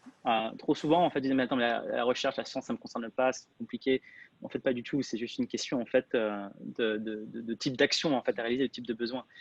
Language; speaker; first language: French; native; French